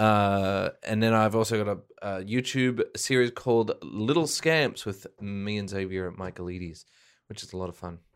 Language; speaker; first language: English; native; English